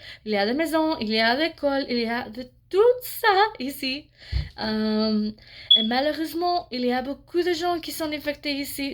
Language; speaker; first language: French; non-native, fluent; English